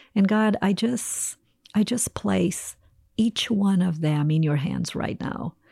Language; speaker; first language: English; non-native, fluent; Portuguese